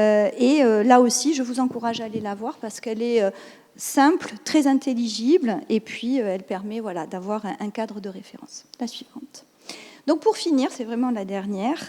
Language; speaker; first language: French; native; French